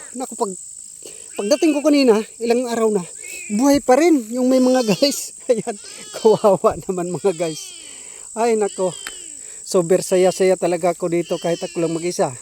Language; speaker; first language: Filipino; non-native, local second language; Bikol